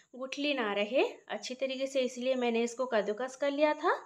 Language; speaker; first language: Hindi; non-native, local second language; Odia